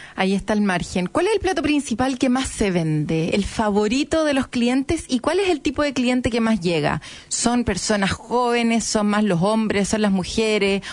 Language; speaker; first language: Spanish; native; Spanish